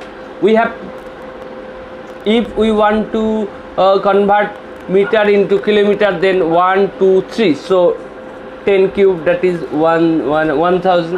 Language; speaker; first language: English; non-native, local second language; Bangla